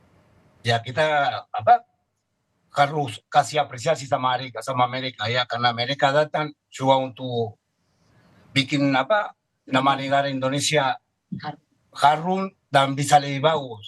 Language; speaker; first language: Indonesian; non-native, fluent; Spanish